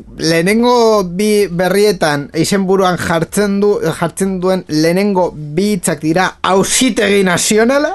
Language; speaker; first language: Basque; non-native, local second language; Spanish